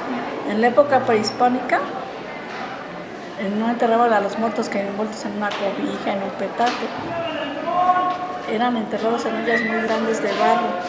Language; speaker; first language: Spanish; native; Spanish